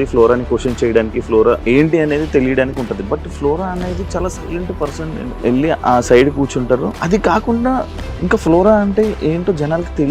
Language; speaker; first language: Telugu; native; Telugu